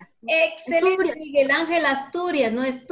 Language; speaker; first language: Spanish; native; Spanish